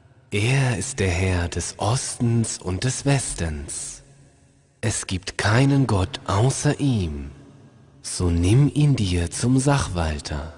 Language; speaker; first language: German; native; German